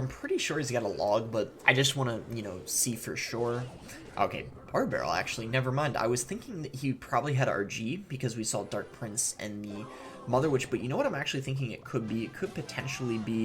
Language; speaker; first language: English; native; English